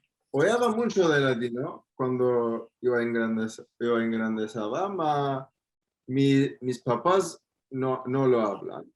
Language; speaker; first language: Spanish; non-native, fluent; Turkish